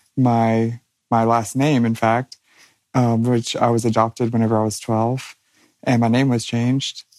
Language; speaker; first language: English; native; English